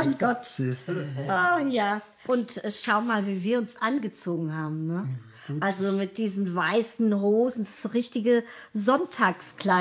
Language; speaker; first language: German; early bilingual, other home language; Portuguese